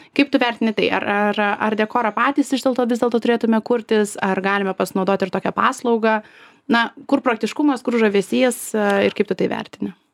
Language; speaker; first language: Lithuanian; native; Lithuanian